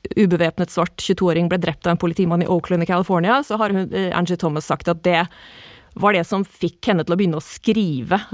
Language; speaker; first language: Norwegian; native; Norwegian